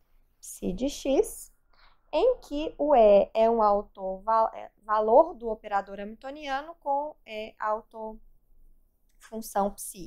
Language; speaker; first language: Portuguese; native; Portuguese